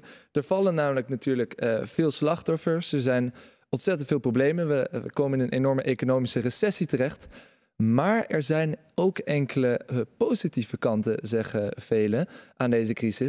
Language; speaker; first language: Dutch; native; Dutch